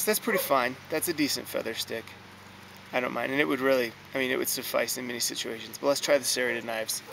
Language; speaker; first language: English; native; English